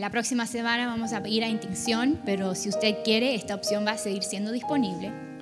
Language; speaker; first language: Spanish; non-native, fluent; English